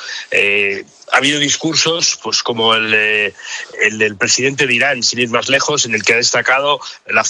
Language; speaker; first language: Spanish; native; Spanish